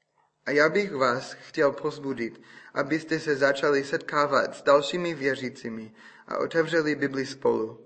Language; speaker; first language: Czech; non-native, fluent; English